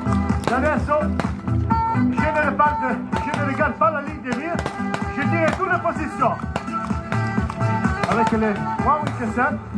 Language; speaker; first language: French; non-native, learner; Italian